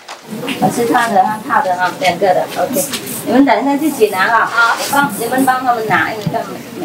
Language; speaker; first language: Chinese; non-native, fluent; Vietnamese